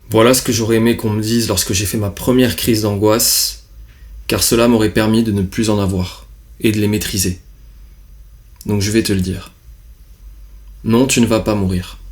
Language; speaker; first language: French; native; French